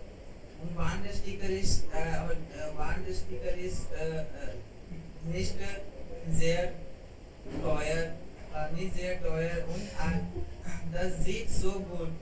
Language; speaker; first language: German; non-native, learner; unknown